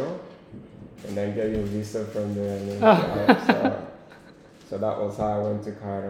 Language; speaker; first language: English; non-native, local second language; Igbo